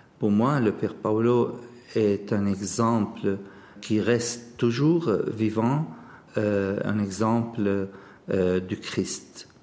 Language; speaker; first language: French; non-native, fluent; Arabic